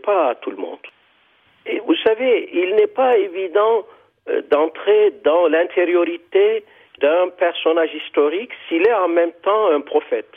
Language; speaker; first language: French; non-native, fluent; Turkish